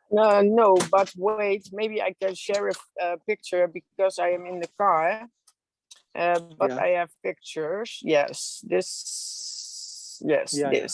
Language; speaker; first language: English; non-native, learner; Dutch